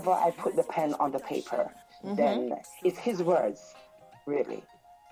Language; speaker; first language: English; non-native, local second language; Jamaican Creole English